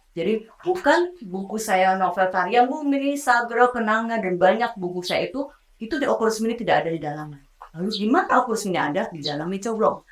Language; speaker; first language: Indonesian; native; Indonesian